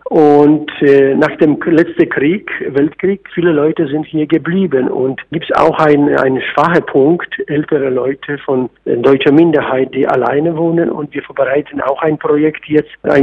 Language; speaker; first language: German; non-native, fluent; Polish